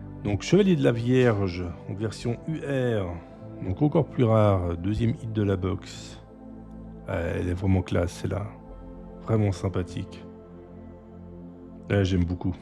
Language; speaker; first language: French; native; French